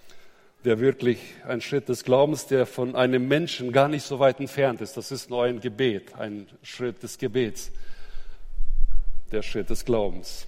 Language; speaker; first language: German; native; German